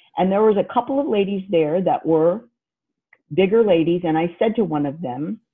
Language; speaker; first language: English; native; English